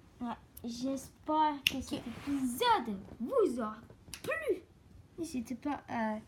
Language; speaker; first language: French; native; French